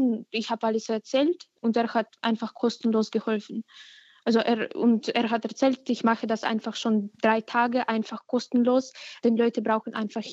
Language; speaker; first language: German; non-native, fluent; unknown